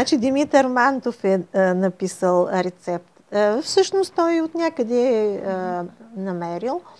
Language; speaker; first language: Bulgarian; native; Bulgarian